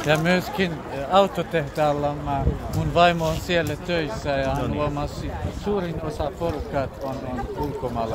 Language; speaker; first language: Finnish; non-native, learner; Central Kurdish